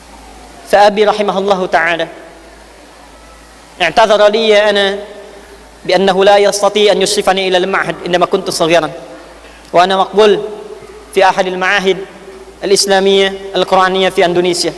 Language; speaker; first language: Arabic; non-native, fluent; Indonesian